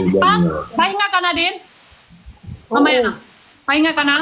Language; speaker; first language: Filipino; non-native, learner; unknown